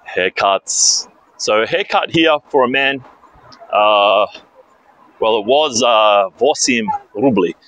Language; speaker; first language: English; native; English